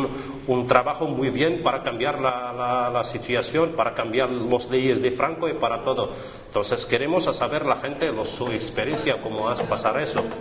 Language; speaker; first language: Spanish; non-native, fluent; Arabic